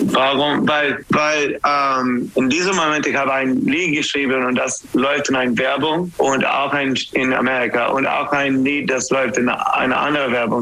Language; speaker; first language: German; non-native, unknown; English